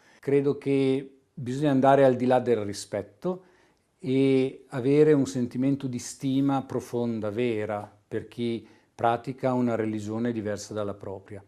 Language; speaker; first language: Italian; native; Italian